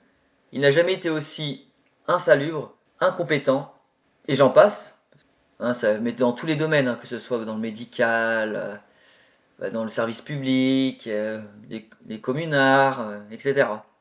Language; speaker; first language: French; native; French